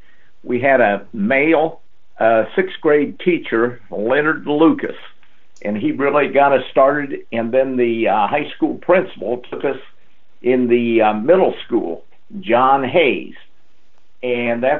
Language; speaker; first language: English; native; English